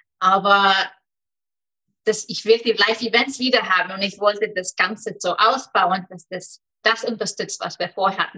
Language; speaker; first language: German; non-native, fluent; Icelandic